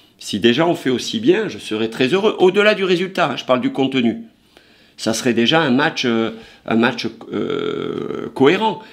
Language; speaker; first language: French; native; French